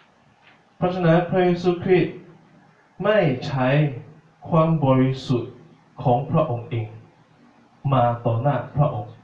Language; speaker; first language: Thai; non-native, fluent; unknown